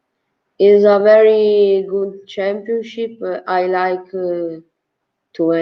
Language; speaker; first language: English; non-native, learner; Italian